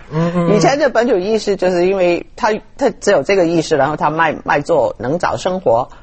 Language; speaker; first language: Chinese; non-native, fluent; Cantonese